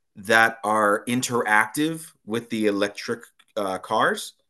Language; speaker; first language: English; native; English